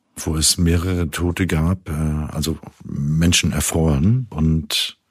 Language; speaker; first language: German; native; German